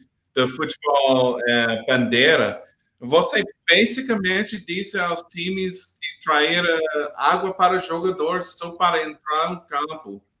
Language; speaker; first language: Portuguese; non-native, learner; English